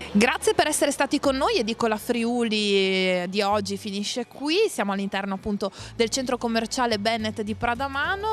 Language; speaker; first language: Italian; native; Italian